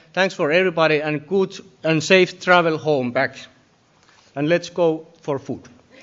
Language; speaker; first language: English; non-native, fluent; Finnish